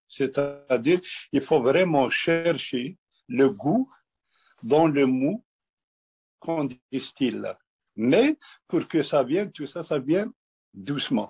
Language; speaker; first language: French; non-native, local second language; Kabyle